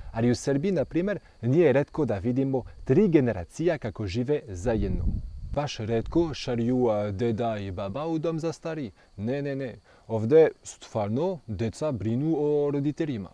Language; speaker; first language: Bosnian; non-native, fluent; French